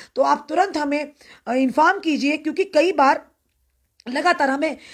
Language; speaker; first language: Hindi; native; Hindi